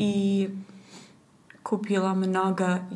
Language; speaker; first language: Russian; non-native, learner; English